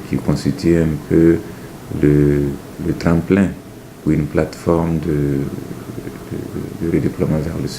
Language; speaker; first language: French; non-native, local second language; Mossi